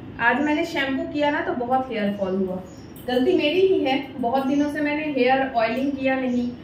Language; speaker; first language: Hindi; non-native, local second language; Bangla